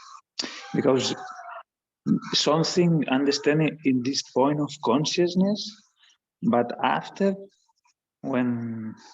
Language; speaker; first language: English; non-native, learner; Spanish